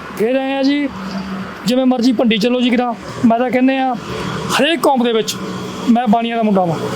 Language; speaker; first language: Punjabi; native; Punjabi